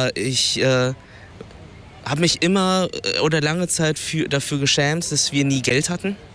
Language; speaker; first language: German; early bilingual, other home language; Vietnamese